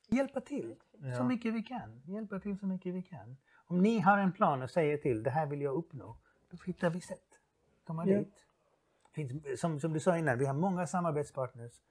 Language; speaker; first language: Swedish; non-native, fluent; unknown